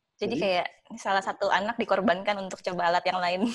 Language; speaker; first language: Indonesian; native; Indonesian